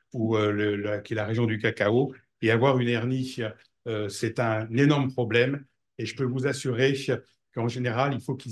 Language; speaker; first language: French; native; French